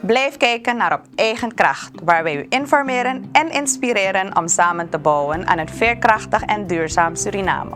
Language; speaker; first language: Dutch; native; Dutch